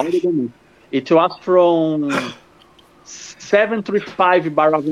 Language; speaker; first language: English; non-native, fluent; Portuguese